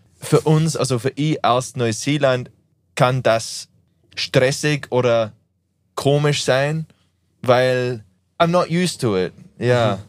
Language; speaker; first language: German; non-native, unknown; English